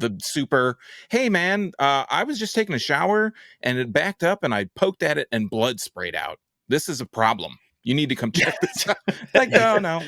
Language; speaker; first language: English; native; English